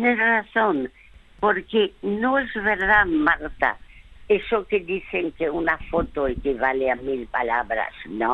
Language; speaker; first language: Spanish; early bilingual, other home language; French